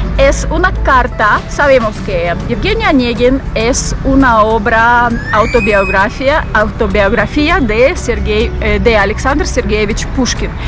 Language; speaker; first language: Spanish; non-native, fluent; Russian